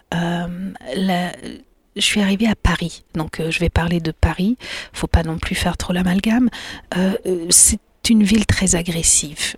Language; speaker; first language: French; native; French